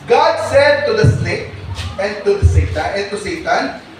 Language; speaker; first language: English; non-native, local second language; Filipino